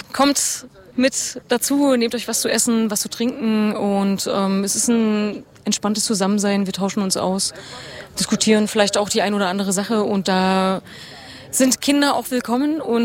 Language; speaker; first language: German; native; German